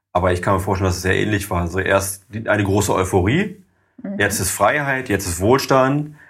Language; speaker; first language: German; native; German